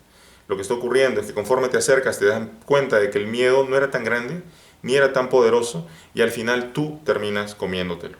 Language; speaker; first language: Spanish; native; Spanish